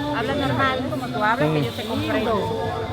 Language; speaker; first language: Spanish; native; Spanish